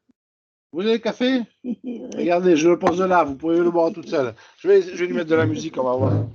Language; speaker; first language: French; native; French